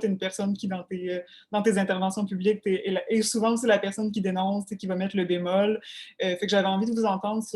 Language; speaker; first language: French; native; French